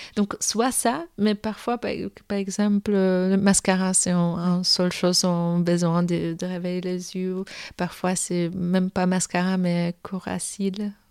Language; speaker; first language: French; non-native, fluent; Polish